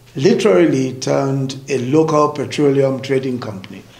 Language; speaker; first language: English; non-native, local second language; Yoruba